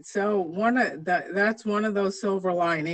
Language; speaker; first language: English; native; English